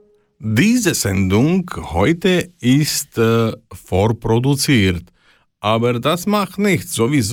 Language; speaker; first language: German; non-native, learner; Slovak